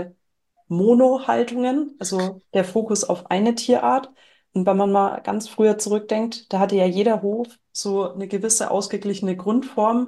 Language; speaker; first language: German; native; German